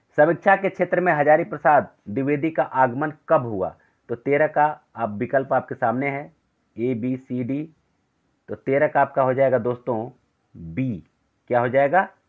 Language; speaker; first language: Hindi; native; Hindi